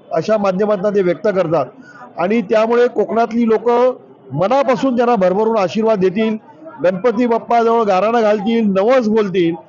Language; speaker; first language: Marathi; native; Marathi